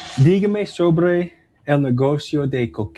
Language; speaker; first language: Spanish; non-native, learner; English